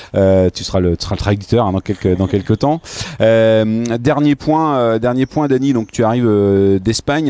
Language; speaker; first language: French; native; French